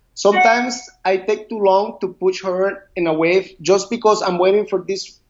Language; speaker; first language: English; non-native, learner; Spanish